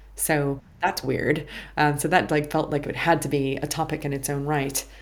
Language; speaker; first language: English; native; English